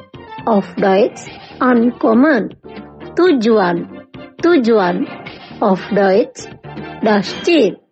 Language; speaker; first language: German; non-native, fluent; Indonesian